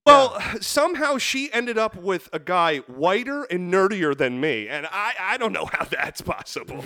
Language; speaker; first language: English; native; English